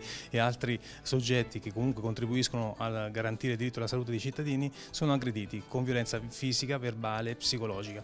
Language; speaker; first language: Italian; native; Italian